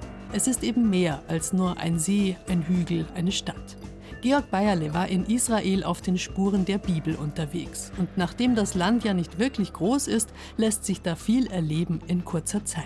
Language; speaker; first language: German; native; German